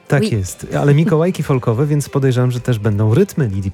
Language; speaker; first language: Polish; native; Polish